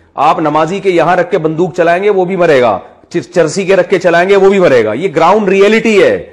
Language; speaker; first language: Urdu; native; Urdu